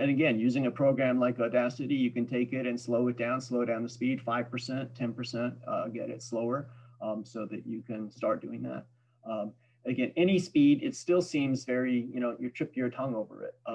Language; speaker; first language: English; native; English